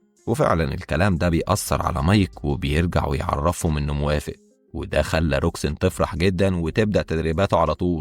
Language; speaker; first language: Arabic; native; Arabic